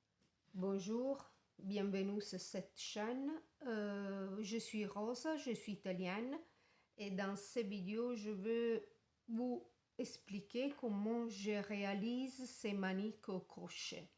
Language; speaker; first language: French; non-native, fluent; Italian